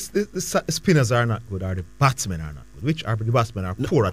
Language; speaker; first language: English; native; English